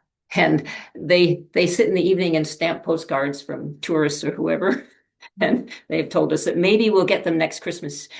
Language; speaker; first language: English; native; English